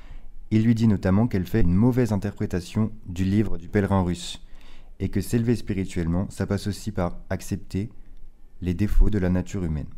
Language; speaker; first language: French; native; French